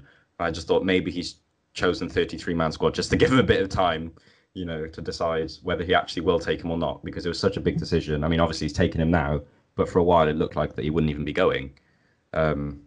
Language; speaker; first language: English; native; English